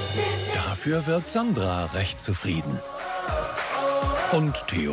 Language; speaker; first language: German; native; German